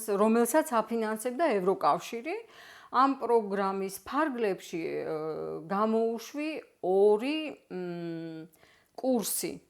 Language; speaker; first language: Georgian; native; Georgian